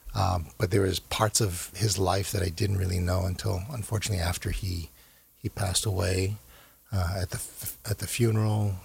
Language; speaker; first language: English; native; English